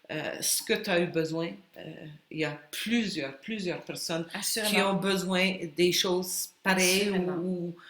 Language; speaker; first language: French; non-native, fluent; Spanish